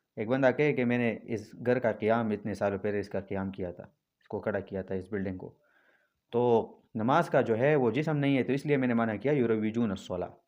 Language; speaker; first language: Urdu; non-native, local second language; Pashto